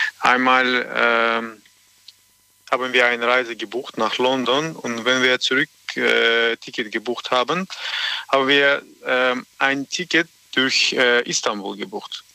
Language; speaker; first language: German; non-native, learner; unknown